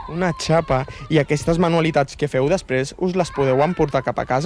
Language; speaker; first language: Catalan; native; Catalan